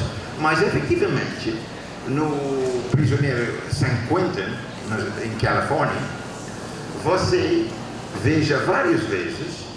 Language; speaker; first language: Portuguese; non-native, fluent; Dutch